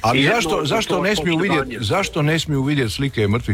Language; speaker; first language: Serbian; native; Serbian